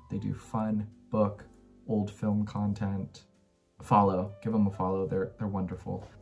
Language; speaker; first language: English; native; English